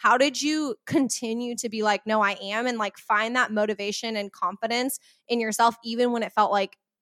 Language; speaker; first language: English; native; English